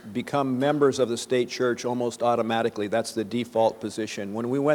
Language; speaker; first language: English; native; English